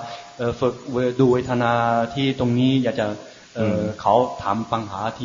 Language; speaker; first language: Thai; non-native, fluent; Chinese